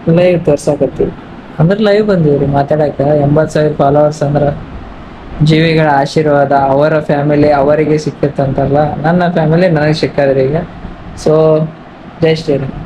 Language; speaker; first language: Kannada; native; Kannada